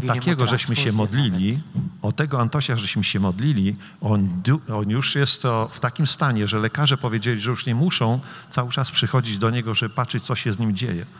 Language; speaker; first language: Polish; native; Polish